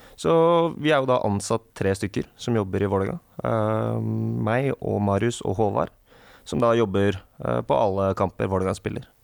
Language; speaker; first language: Norwegian; native; Norwegian